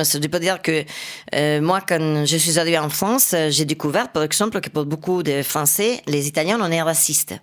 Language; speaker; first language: French; non-native, fluent; Italian